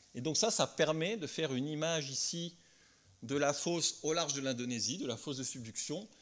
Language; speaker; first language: French; native; French